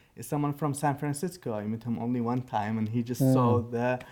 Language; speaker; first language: English; non-native, fluent; Arabic